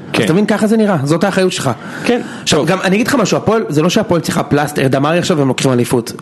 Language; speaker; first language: Hebrew; native; Hebrew